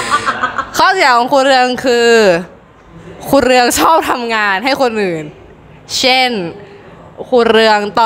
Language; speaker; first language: Thai; native; Thai